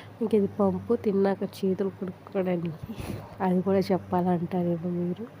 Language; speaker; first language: Telugu; non-native, local second language; Urdu